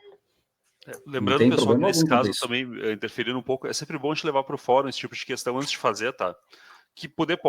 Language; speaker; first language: Portuguese; native; Portuguese